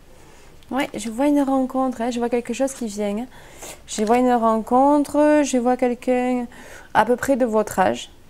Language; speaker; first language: French; native; French